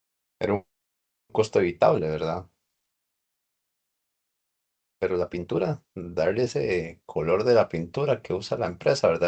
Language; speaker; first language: Spanish; native; Spanish